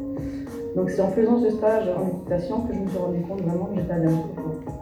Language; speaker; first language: French; native; French